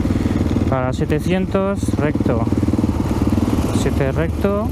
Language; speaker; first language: Spanish; native; Spanish